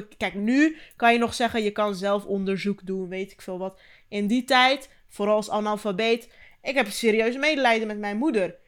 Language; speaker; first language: Dutch; early bilingual, other home language; Turkish